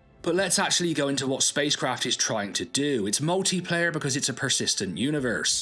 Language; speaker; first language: English; native; English